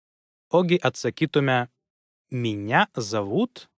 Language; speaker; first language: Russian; non-native, learner; Lithuanian